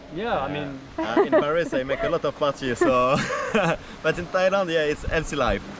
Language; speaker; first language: English; non-native, learner; French